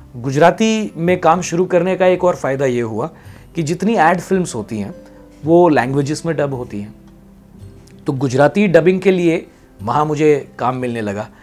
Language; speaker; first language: Hindi; non-native, local second language; Gujarati